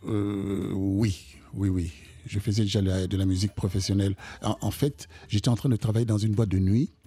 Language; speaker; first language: French; non-native, local second language; Kongo